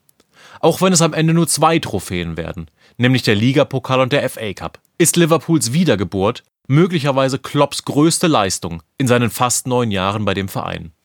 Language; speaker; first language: German; native; German